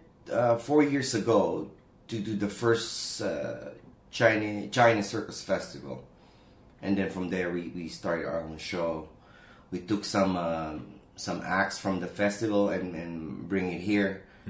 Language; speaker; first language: English; non-native, local second language; Filipino